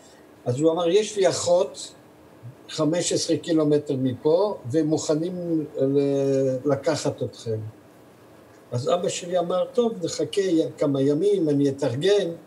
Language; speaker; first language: Hebrew; early bilingual, other home language; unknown